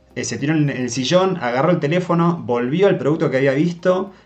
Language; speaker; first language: Spanish; native; Spanish